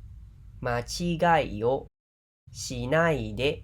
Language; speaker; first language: Japanese; non-native, fluent; Khmer